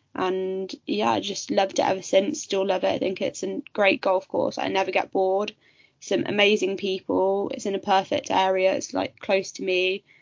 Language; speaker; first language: English; native; English